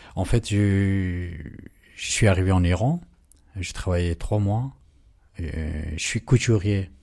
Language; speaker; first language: French; non-native, fluent; Urdu